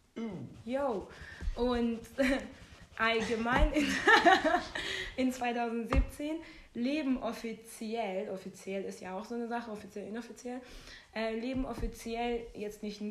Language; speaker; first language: German; non-native, fluent; Persian